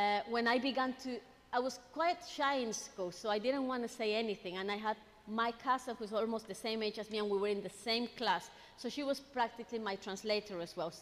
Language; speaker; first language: English; non-native, fluent; Spanish